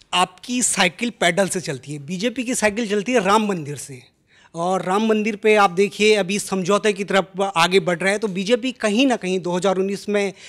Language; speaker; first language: Hindi; native; Hindi